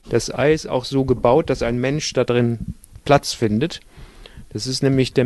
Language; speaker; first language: German; native; German